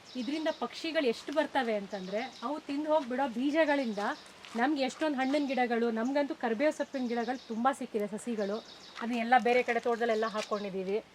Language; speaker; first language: Kannada; native; Kannada